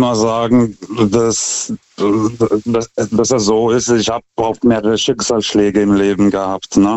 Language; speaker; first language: German; non-native, fluent; Lithuanian